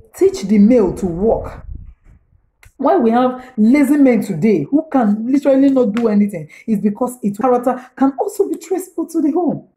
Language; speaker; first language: English; non-native, local second language; Igbo